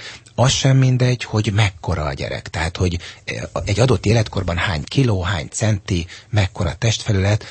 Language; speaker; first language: Hungarian; native; Hungarian